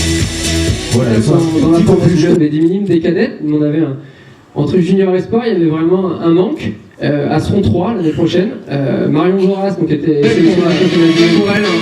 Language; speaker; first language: French; native; French